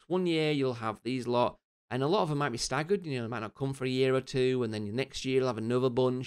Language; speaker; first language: English; native; English